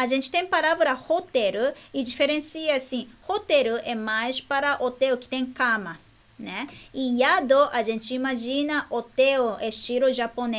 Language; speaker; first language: Portuguese; non-native, fluent; Japanese